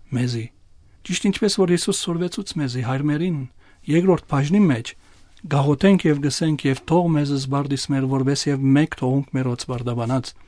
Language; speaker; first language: Armenian; native; Armenian